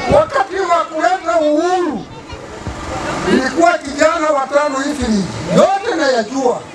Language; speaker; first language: Swahili; non-native, local second language; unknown